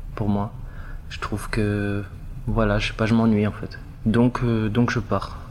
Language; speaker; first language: French; native; French